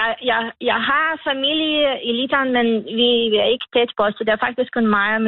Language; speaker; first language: Danish; non-native, learner; Lithuanian